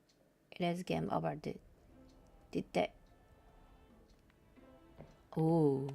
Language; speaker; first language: English; non-native, learner; Japanese